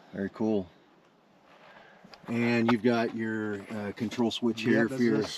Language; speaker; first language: English; native; English